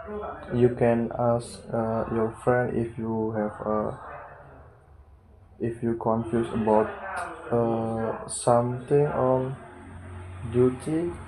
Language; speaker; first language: English; non-native, learner; Indonesian